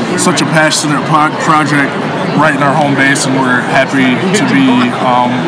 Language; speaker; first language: English; native; English